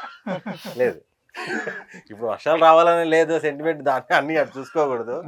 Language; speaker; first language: Telugu; native; Telugu